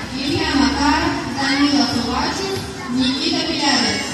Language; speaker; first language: Russian; native; Russian